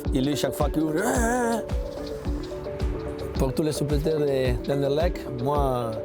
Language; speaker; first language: French; non-native, learner; Spanish